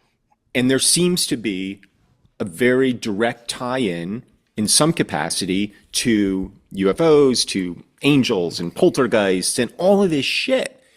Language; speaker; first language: English; native; English